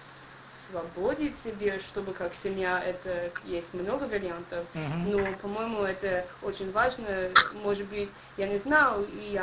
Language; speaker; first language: Russian; non-native, learner; English